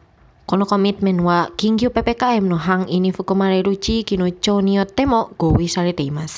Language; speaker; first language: Japanese; non-native, fluent; Indonesian